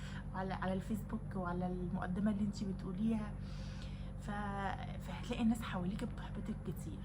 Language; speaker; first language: Arabic; native; Arabic